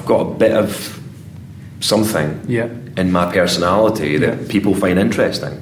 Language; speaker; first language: English; native; English